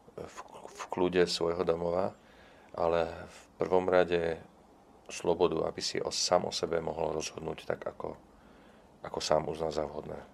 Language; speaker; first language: Slovak; non-native, local second language; Czech